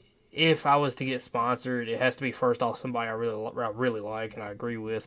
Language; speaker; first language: English; native; English